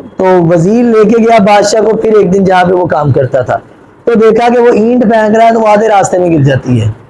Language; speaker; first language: Urdu; non-native, local second language; Punjabi